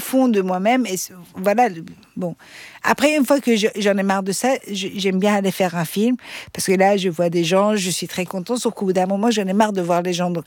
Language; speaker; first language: French; non-native, fluent; Persian